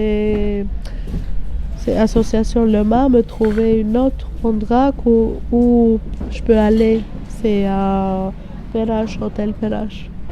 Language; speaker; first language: French; non-native, learner; Albanian